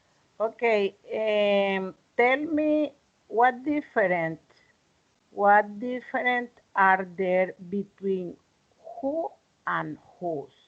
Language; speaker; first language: English; non-native, learner; Spanish